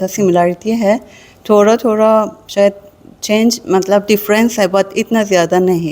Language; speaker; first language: Hindi; non-native, learner; Persian